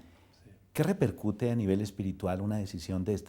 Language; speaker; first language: Spanish; native; Spanish